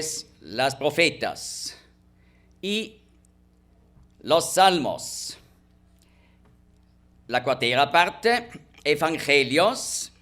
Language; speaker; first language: Spanish; non-native, fluent; German